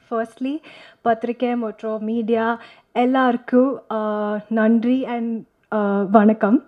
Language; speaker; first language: Tamil; non-native, local second language; Malayalam